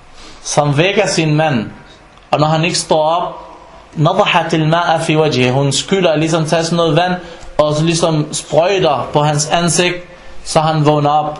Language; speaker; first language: Danish; non-native, fluent; Arabic